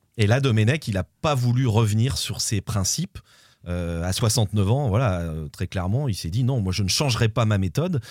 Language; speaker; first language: French; native; French